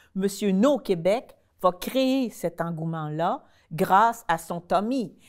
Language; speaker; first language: French; native; French